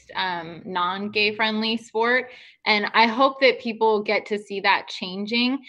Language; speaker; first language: English; native; English